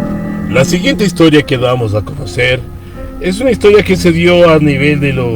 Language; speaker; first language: Spanish; native; Spanish